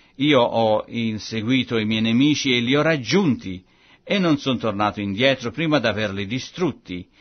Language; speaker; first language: Italian; non-native, fluent; French